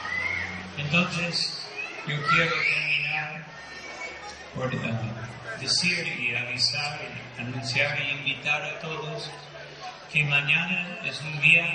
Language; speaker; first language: Spanish; non-native, fluent; Portuguese